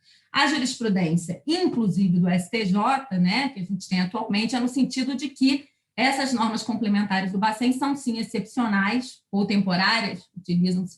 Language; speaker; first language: Portuguese; native; Portuguese